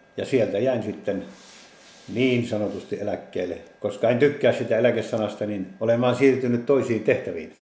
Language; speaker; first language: Finnish; native; Finnish